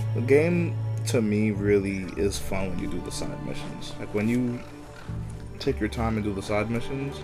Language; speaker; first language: English; native; English